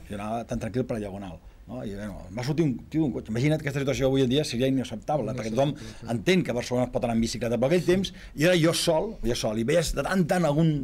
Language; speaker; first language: Catalan; native; Catalan